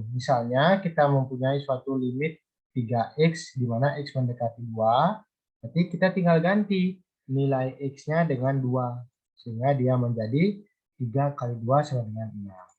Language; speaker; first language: Indonesian; native; Indonesian